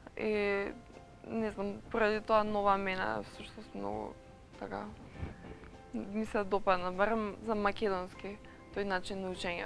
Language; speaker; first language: Macedonian; native; Macedonian